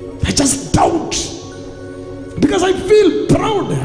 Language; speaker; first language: English; non-native, local second language; Tamil